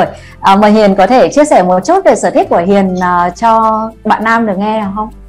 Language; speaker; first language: Vietnamese; native; Vietnamese